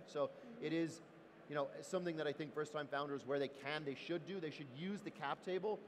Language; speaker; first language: English; native; English